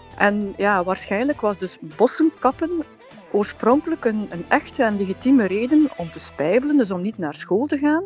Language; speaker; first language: Dutch; native; Dutch